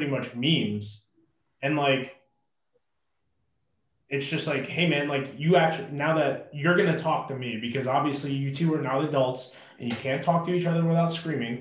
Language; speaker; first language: English; native; English